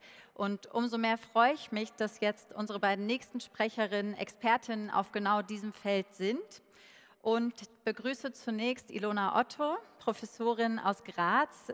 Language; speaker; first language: German; native; German